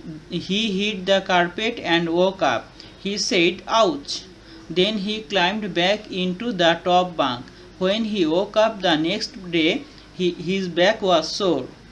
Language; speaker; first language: English; non-native, learner; Bangla